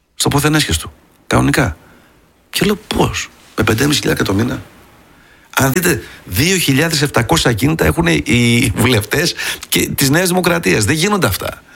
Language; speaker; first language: Greek; early bilingual, heritage; Greek